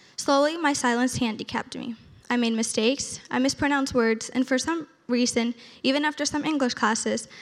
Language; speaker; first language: English; early bilingual, other home language; Spanish